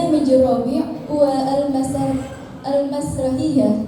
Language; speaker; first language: Arabic; non-native, learner; Indonesian